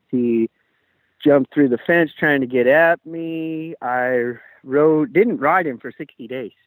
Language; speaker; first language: English; native; English